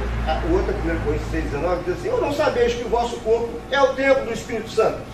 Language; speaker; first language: Portuguese; native; Portuguese